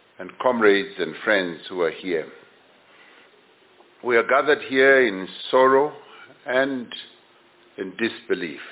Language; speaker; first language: English; non-native, local second language; Venda